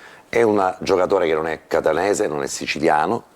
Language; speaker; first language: Italian; native; Italian